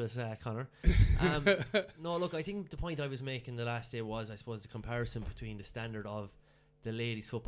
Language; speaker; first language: English; native; English